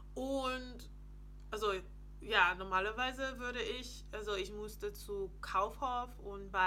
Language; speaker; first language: German; non-native, fluent; English